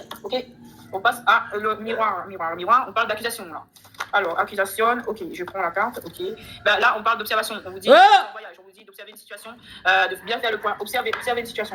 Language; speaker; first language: French; native; French